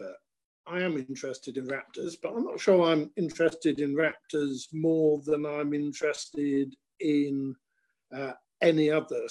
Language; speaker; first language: English; native; English